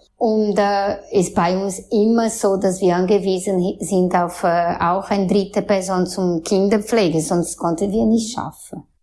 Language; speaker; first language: German; non-native, fluent; Portuguese